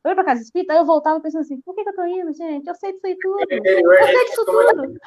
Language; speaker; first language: Portuguese; native; Portuguese